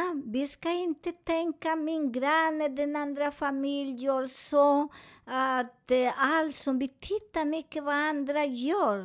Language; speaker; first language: Swedish; non-native, learner; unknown